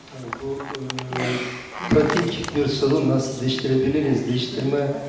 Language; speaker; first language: Turkish; non-native, fluent; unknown